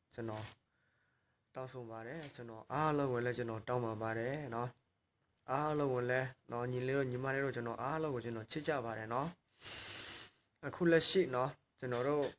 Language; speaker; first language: Burmese; non-native, local second language; S'gaw Karen